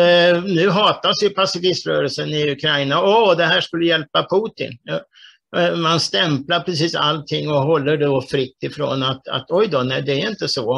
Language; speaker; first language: Swedish; native; Swedish